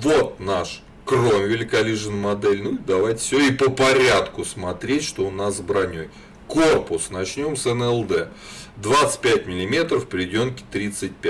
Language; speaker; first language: Russian; native; Russian